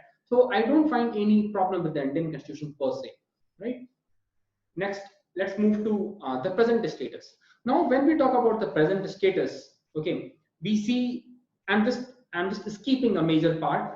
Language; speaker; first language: English; non-native, local second language; Hindi